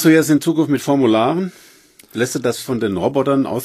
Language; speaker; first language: German; native; German